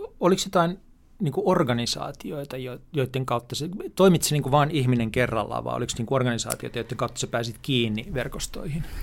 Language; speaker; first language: Finnish; native; Finnish